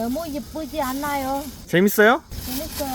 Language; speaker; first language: Korean; non-native, local second language; Vietnamese